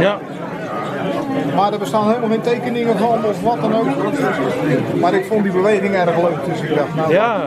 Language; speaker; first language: Dutch; native; Dutch